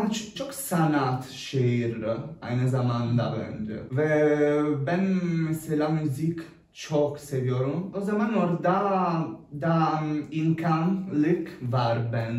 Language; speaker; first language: Turkish; non-native, learner; Italian